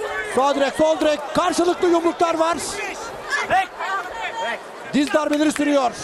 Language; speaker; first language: Turkish; native; Turkish